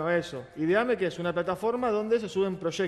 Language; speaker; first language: Spanish; native; Spanish